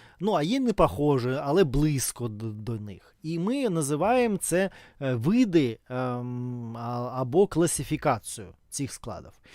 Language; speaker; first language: Ukrainian; non-native, local second language; Russian